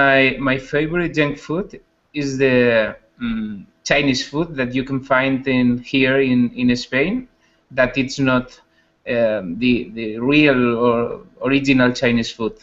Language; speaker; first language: English; non-native, learner; Spanish